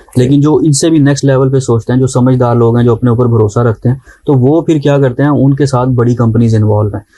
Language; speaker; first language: Urdu; non-native, local second language; Pahari-Potwari